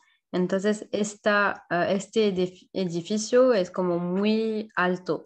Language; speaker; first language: Spanish; non-native, learner; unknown